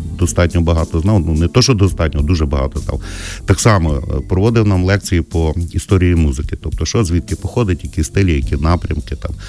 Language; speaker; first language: Ukrainian; native; Ukrainian